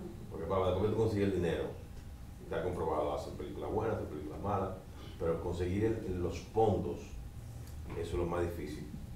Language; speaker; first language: Spanish; native; Spanish